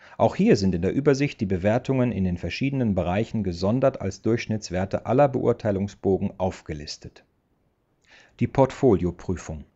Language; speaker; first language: German; native; German